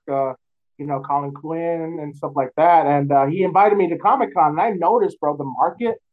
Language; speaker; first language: English; native; English